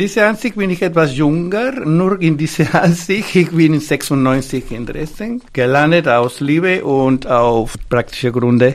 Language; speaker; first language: German; non-native, fluent; Spanish